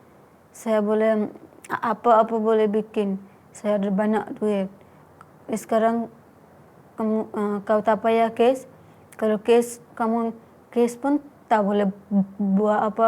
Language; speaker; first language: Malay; non-native, learner; Bangla